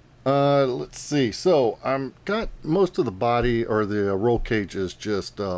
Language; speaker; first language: English; native; English